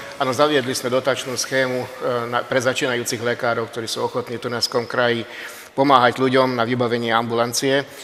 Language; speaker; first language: Slovak; non-native, local second language; Hungarian